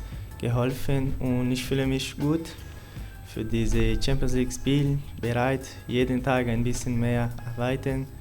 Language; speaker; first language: German; non-native, learner; Portuguese